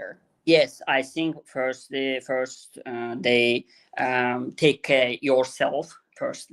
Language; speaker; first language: English; non-native, learner; Azerbaijani